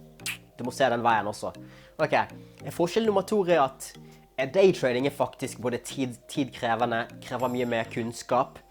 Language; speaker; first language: Norwegian; native; Norwegian